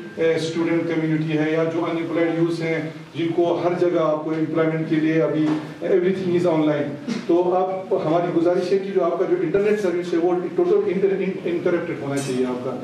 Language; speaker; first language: Hindi; non-native, local second language; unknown